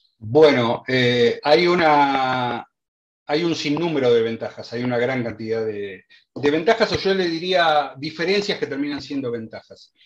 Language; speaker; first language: Spanish; native; Spanish